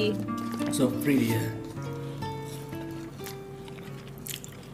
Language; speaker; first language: English; non-native, learner; Indonesian